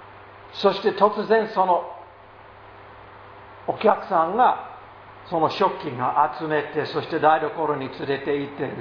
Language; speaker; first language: Japanese; non-native, fluent; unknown